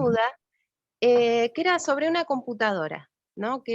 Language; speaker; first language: Spanish; native; Spanish